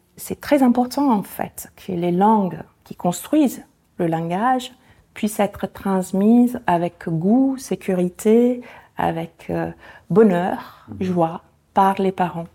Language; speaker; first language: French; non-native, fluent; Italian